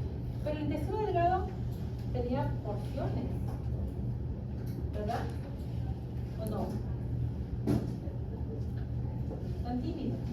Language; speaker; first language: Spanish; native; Spanish